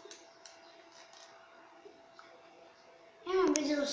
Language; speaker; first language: Italian; native; Italian